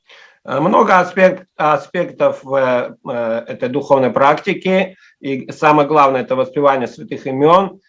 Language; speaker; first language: Russian; native; Russian